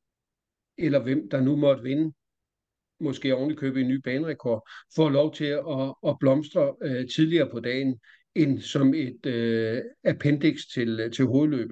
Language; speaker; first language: Danish; native; Danish